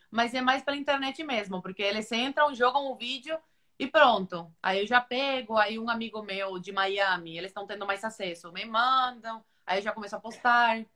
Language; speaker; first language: Portuguese; non-native, fluent; Spanish